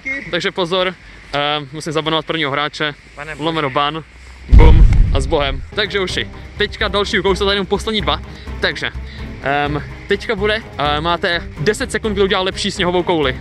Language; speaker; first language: Czech; native; Czech